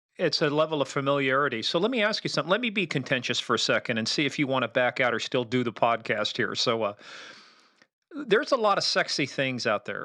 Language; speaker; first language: English; native; English